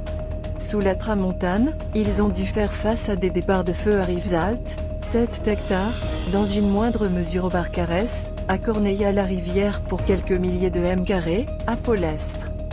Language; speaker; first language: French; native; French